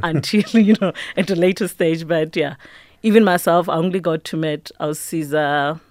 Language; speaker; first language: English; non-native, local second language; Tswana